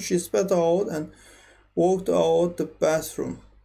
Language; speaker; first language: English; non-native, fluent; Azerbaijani